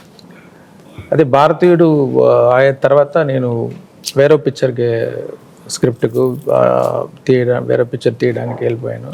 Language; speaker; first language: Telugu; non-native, local second language; Tamil